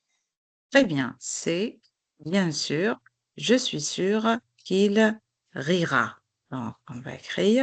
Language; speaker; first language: French; non-native, local second language; Arabic